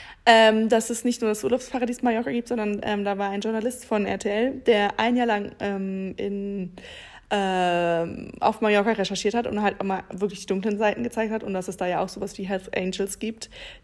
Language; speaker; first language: German; native; German